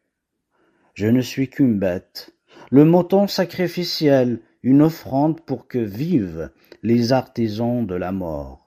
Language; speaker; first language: French; non-native, local second language; Kabyle